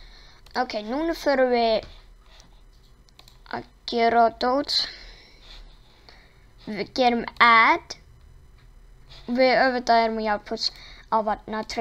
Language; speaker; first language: Icelandic; non-native, learner; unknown